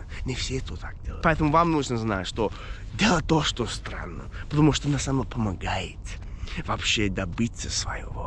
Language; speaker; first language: Russian; non-native, fluent; English